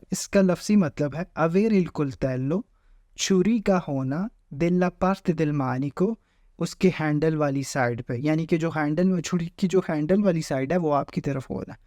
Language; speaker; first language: Urdu; native; Urdu